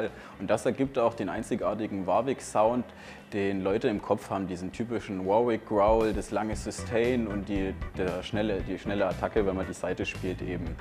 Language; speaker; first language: German; native; German